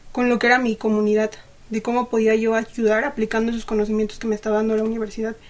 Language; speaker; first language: Spanish; non-native, local second language; Mixtepec Mixtec